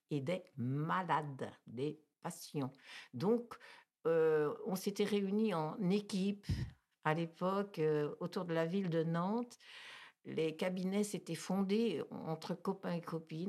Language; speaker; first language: French; native; French